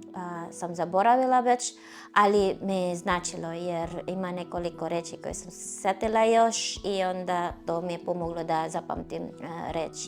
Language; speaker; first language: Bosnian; non-native, fluent; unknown